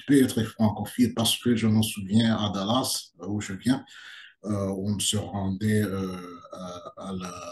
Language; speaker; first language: French; non-native, local second language; Kinyarwanda